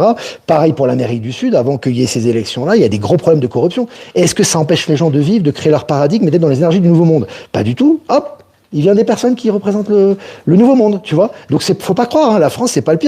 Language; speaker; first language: French; native; French